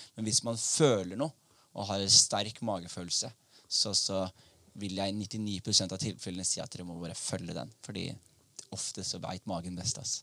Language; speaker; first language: Norwegian; early bilingual, other home language; Somali